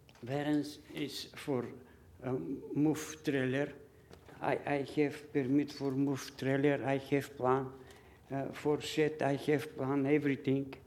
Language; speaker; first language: English; non-native, learner; Bulgarian